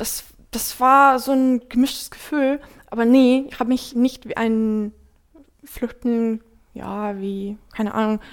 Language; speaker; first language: German; non-native, fluent; Ukrainian